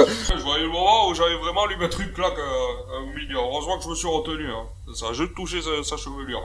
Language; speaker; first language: French; native; French